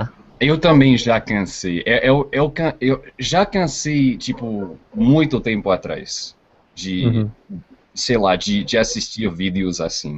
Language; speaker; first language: Portuguese; non-native, fluent; English